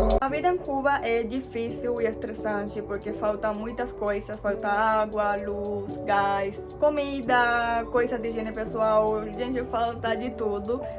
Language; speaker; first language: Portuguese; non-native, fluent; Spanish